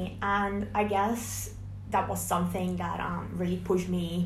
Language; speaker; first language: English; non-native, fluent; Hungarian